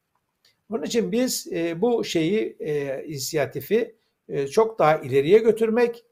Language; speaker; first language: Turkish; native; Turkish